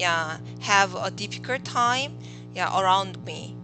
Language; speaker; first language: English; non-native, learner; Korean